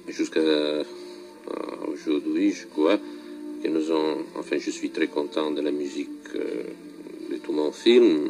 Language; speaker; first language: French; non-native, fluent; Italian